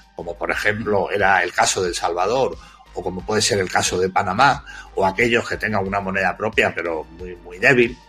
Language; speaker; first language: Spanish; native; Spanish